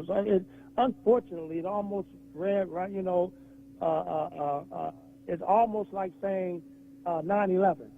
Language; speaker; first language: English; native; English